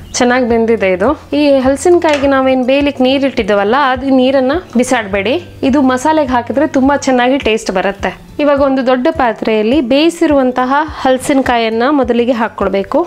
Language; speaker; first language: Kannada; non-native, local second language; Konkani